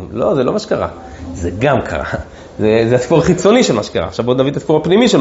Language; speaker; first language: Hebrew; native; Hebrew